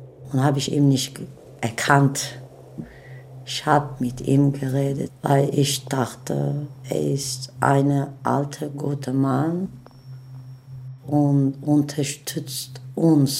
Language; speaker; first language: German; non-native, learner; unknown